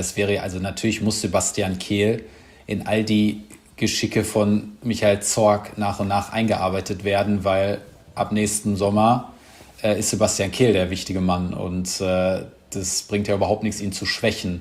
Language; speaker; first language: German; native; German